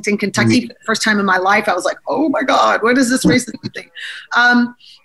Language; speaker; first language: English; native; English